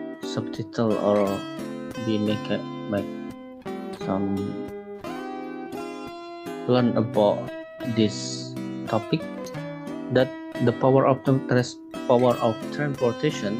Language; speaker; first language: English; non-native, learner; Indonesian